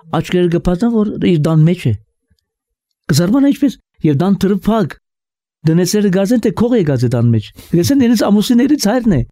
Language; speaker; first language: Armenian; early bilingual, heritage; Armenian